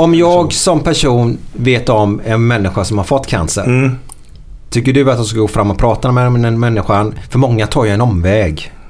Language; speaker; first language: Swedish; native; Swedish